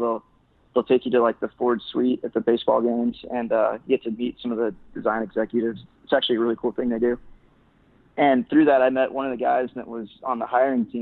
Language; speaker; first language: English; native; English